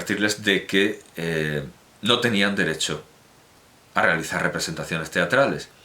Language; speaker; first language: Spanish; native; Spanish